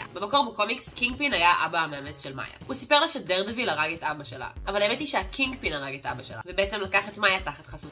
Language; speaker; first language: Hebrew; native; Hebrew